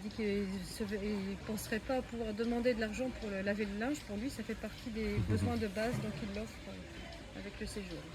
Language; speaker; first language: French; native; French